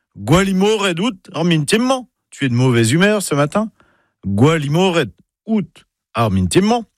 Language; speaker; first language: French; native; French